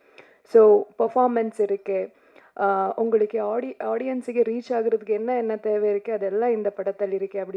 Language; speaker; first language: Tamil; non-native, learner; Kannada